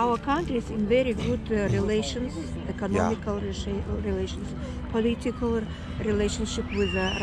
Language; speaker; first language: English; non-native, fluent; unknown